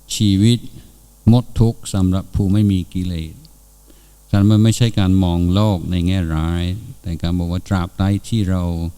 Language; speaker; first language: Thai; non-native, fluent; English